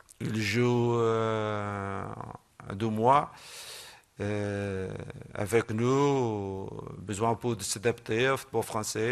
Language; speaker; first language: French; non-native, learner; Portuguese